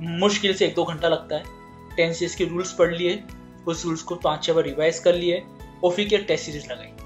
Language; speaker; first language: Hindi; native; Hindi